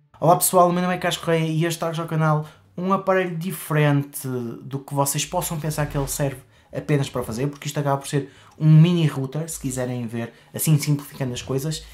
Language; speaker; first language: Portuguese; native; Portuguese